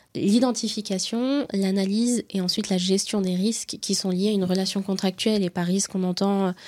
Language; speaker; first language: French; native; French